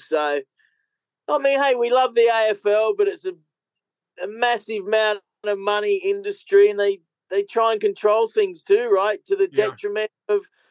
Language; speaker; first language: English; native; English